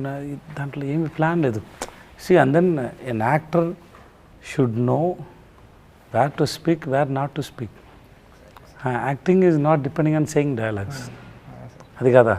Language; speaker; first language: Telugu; non-native, learner; Tamil